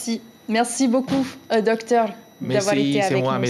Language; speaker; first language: French; native; French